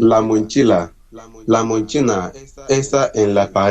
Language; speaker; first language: Spanish; non-native, learner; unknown